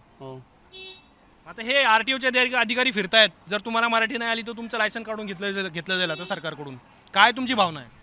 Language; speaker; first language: Marathi; native; Marathi